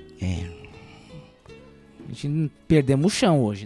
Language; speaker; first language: Portuguese; native; Portuguese